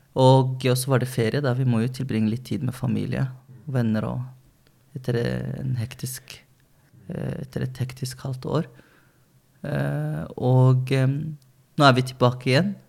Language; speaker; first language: Norwegian; early bilingual, other home language; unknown